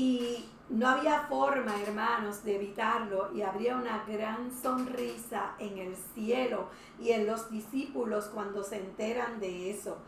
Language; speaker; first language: Spanish; native; Spanish